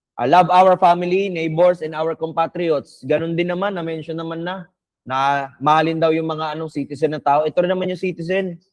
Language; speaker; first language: Filipino; non-native, local second language; Bikol